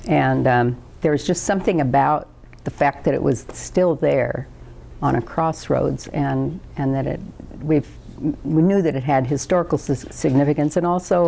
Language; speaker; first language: English; native; English